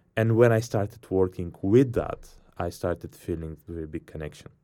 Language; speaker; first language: English; non-native, fluent; Bulgarian